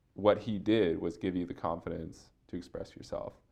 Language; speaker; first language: English; native; English